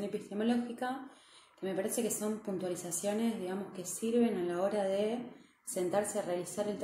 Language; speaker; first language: Spanish; native; Spanish